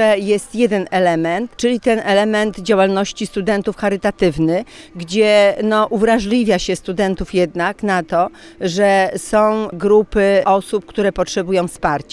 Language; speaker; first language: Polish; native; Polish